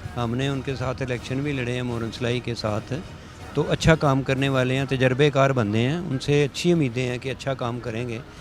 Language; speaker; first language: Urdu; non-native, local second language; Punjabi